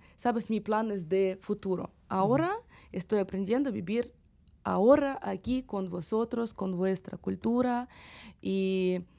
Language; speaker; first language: Spanish; non-native, fluent; Ukrainian